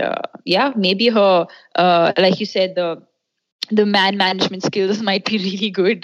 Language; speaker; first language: English; non-native, local second language; Hindi